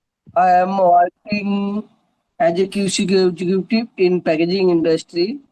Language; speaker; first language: English; non-native, local second language; Hindi